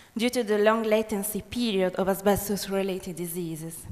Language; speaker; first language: English; non-native, fluent; Italian